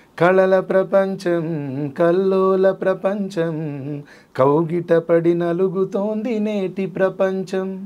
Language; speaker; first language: Telugu; native; Telugu